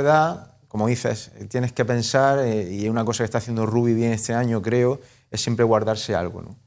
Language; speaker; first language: Spanish; native; Spanish